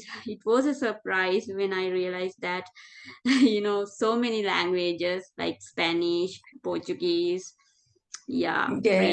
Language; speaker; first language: English; non-native, fluent; Sinhala